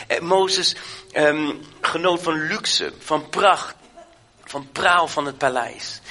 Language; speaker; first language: Dutch; native; Dutch